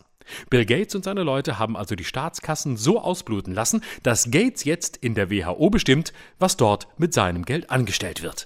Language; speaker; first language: German; native; German